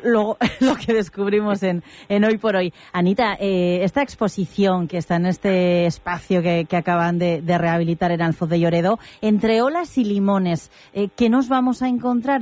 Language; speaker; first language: Spanish; native; Spanish